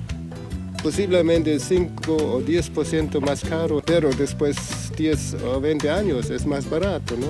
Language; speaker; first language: Spanish; non-native, fluent; German